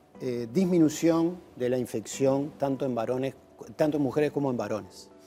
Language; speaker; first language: Spanish; native; Spanish